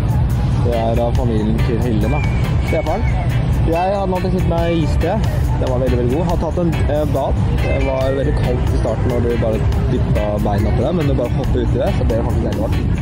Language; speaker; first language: Norwegian; native; Norwegian